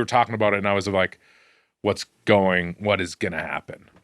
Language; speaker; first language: English; native; English